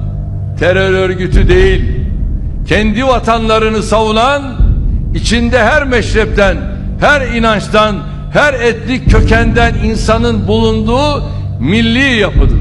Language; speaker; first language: Turkish; native; Turkish